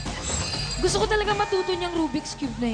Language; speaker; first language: Filipino; native; Filipino